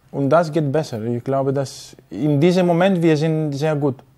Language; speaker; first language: German; non-native, learner; Greek